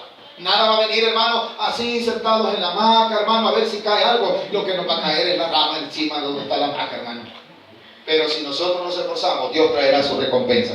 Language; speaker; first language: Spanish; native; Spanish